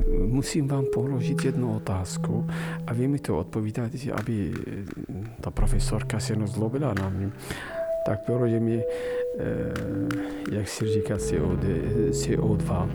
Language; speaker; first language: Czech; non-native, fluent; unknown